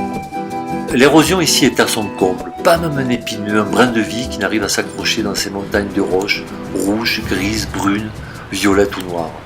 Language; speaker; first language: French; native; French